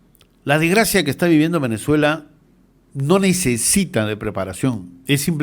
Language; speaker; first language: Spanish; native; Spanish